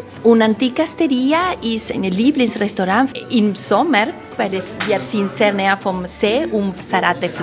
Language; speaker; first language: German; non-native, learner; Italian